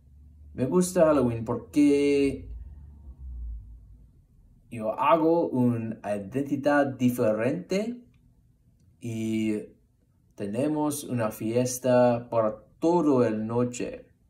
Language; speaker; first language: Spanish; non-native, learner; English